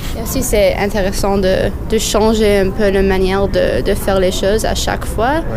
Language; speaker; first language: French; native; French